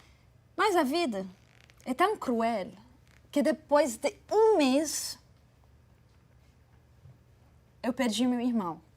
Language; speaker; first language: Portuguese; non-native, fluent; Arabic